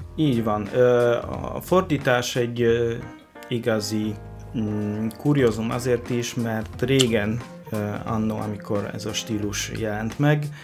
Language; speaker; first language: Hungarian; non-native, fluent; Polish